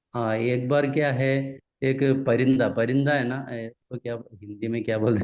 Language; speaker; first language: Hindi; non-native, local second language; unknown